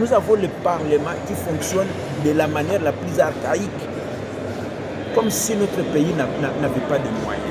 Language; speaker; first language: French; non-native, local second language; Swahili